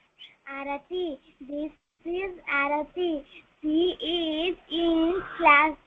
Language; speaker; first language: English; non-native, learner; Odia